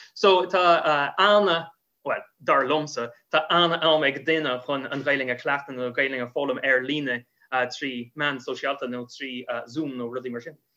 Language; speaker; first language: Irish; non-native, fluent; English